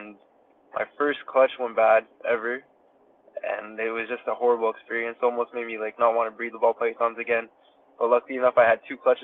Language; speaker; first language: English; native; English